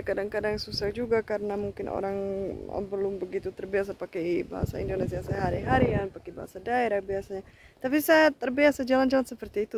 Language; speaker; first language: Indonesian; non-native, fluent; Czech